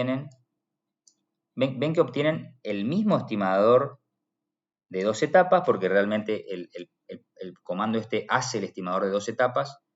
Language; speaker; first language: Spanish; native; Spanish